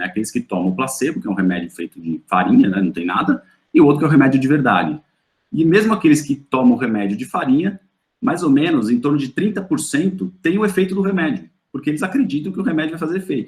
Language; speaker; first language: Portuguese; native; Portuguese